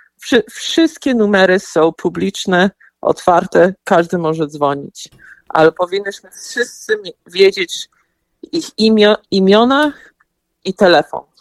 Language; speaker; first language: Polish; early bilingual, heritage; Polish